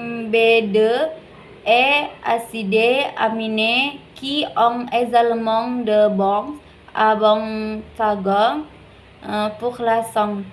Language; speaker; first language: French; non-native, learner; Indonesian